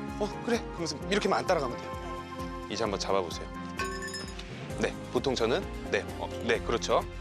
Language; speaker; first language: Korean; native; Korean